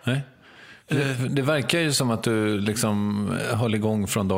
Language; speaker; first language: Swedish; native; Swedish